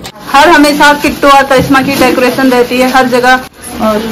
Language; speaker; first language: Hindi; native; Hindi